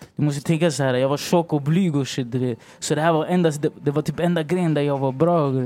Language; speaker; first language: Swedish; early bilingual, other home language; Spanish